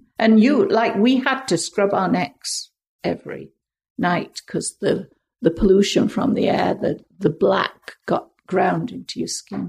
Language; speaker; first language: English; native; English